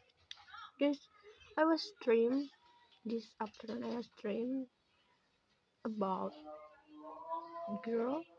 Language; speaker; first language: English; non-native, learner; Indonesian